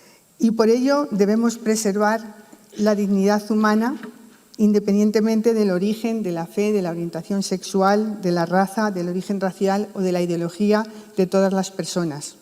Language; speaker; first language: Spanish; native; Spanish